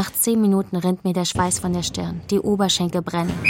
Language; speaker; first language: German; native; German